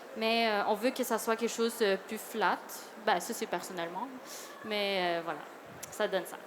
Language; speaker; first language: French; early bilingual, other home language; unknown